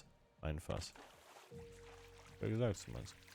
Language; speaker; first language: German; native; German